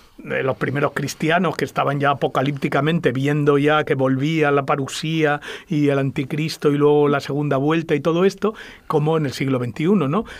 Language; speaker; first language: Spanish; native; Spanish